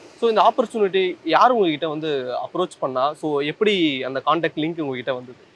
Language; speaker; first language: Tamil; native; Tamil